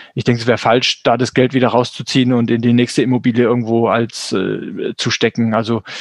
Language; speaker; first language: German; native; German